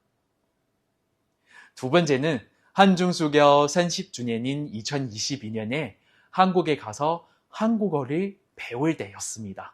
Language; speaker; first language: Korean; non-native, fluent; Chinese